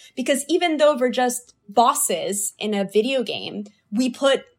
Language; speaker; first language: English; early bilingual, other home language; Polish